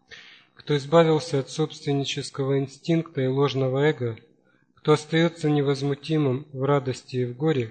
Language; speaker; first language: Russian; native; Russian